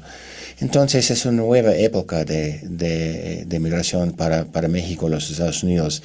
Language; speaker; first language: Spanish; non-native, fluent; English